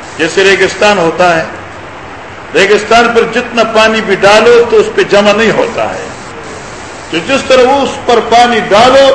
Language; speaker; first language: Urdu; non-native, local second language; Pashto